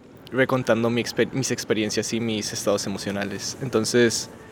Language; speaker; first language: Spanish; native; Spanish